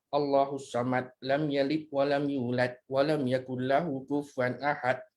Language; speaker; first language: Malay; native; Malay